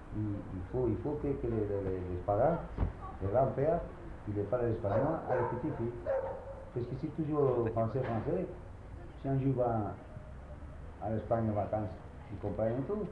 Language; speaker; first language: French; non-native, learner; Spanish